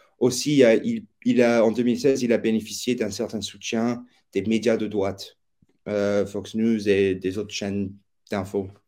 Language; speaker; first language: French; non-native, fluent; English